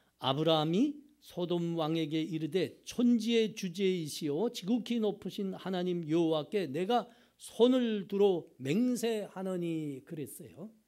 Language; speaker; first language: Korean; native; Korean